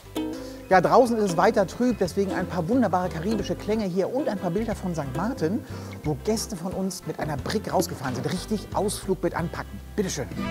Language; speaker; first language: German; native; German